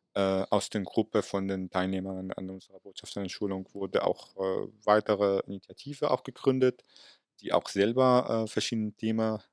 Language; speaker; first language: German; non-native, fluent; Arabic